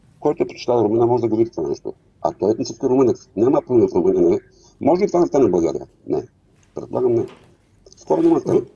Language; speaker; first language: Bulgarian; non-native, local second language; Turkish